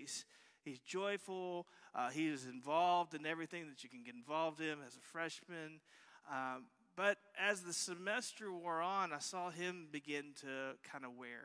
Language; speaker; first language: English; native; English